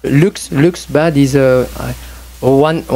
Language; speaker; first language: English; non-native, learner; French